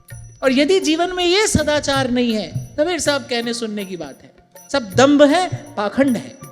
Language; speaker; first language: Hindi; native; Hindi